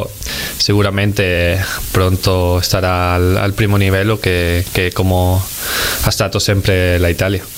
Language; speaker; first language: Italian; non-native, fluent; Spanish